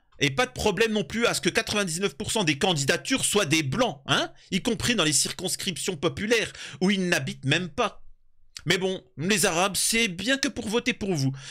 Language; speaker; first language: French; native; French